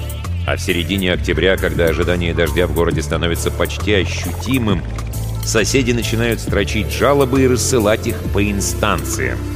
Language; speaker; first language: Russian; native; Russian